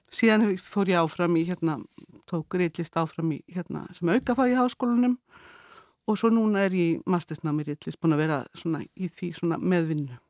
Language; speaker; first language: Icelandic; native; Icelandic